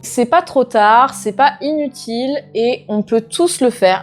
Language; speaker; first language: French; native; French